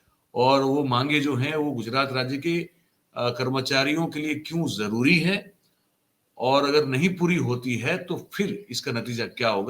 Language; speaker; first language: Hindi; non-native, local second language; Gujarati